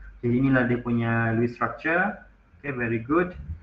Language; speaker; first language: English; non-native, local second language; Malay